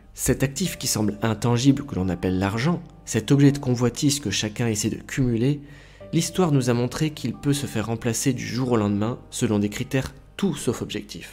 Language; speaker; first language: French; native; French